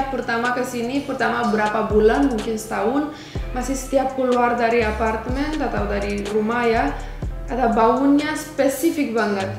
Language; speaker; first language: Indonesian; non-native, fluent; Romanian